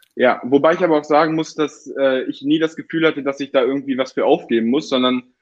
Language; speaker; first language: German; native; German